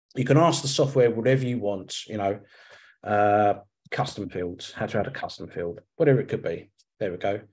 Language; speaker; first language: English; native; English